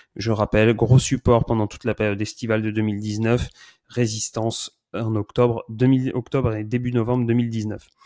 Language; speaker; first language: French; native; French